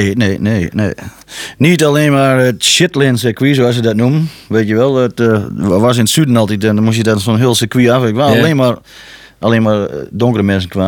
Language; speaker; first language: Dutch; native; Dutch